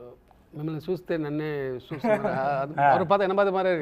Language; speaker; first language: Telugu; non-native, local second language; Tamil